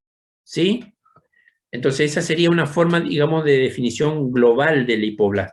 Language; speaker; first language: Spanish; native; Spanish